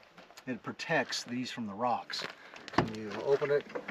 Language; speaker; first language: English; native; English